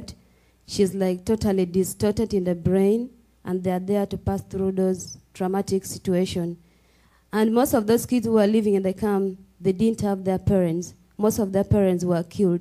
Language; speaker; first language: English; non-native, local second language; Acoli